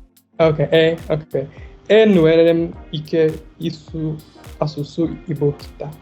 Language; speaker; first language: Igbo; non-native, learner; English